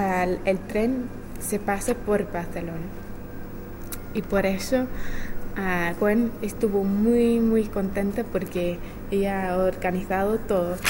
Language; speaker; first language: Spanish; non-native, fluent; English